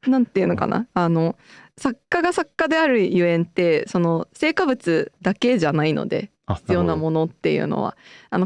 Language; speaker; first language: Japanese; native; Japanese